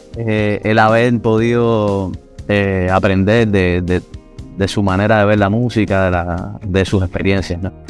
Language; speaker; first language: Spanish; native; Spanish